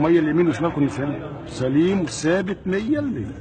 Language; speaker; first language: Arabic; native; Arabic